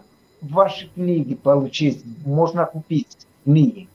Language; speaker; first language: Russian; non-native, fluent; Spanish